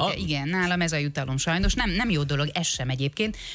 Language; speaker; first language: Hungarian; native; Hungarian